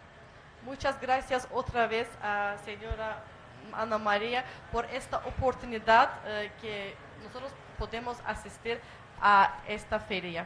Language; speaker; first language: Spanish; non-native, fluent; Azerbaijani